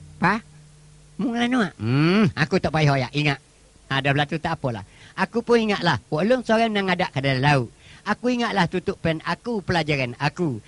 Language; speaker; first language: Malay; native; Malay